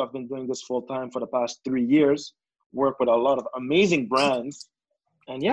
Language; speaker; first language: English; non-native, fluent; French